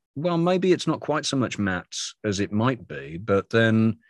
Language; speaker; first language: English; native; English